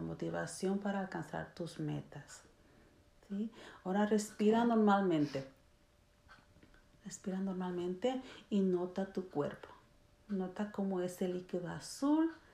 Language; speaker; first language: Spanish; early bilingual, heritage; Spanish